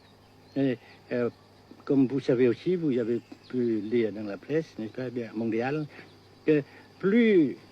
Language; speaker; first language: French; non-native, fluent; Vietnamese